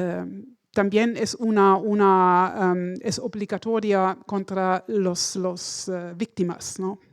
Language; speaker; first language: Spanish; non-native, learner; German